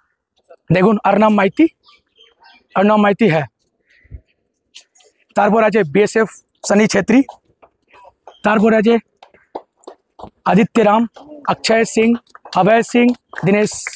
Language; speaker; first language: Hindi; non-native, local second language; Bangla